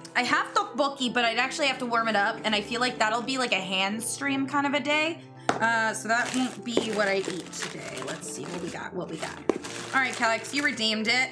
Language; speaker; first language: English; native; English